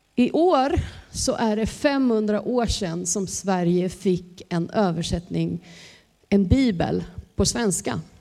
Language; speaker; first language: Swedish; native; Swedish